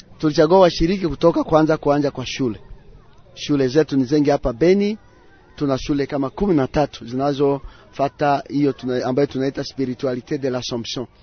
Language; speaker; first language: Swahili; non-native, local second language; Nande